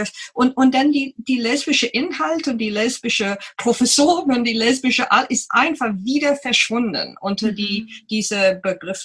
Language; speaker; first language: German; non-native, fluent; English